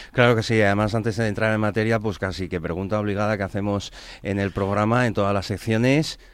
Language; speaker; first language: Spanish; native; Spanish